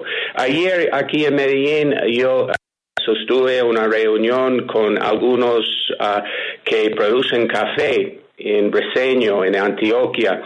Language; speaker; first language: Spanish; non-native, fluent; English